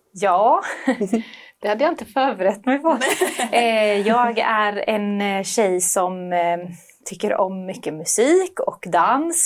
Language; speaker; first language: Swedish; native; Swedish